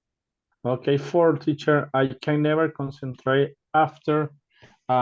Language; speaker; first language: English; non-native, learner; Spanish